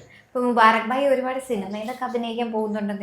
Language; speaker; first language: Malayalam; native; Malayalam